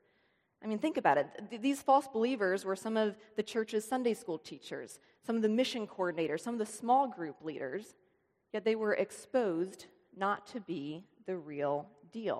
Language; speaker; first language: English; native; English